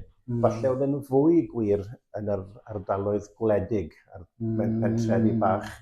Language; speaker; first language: Welsh; native; Welsh